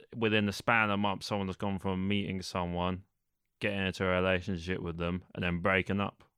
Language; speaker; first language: English; native; English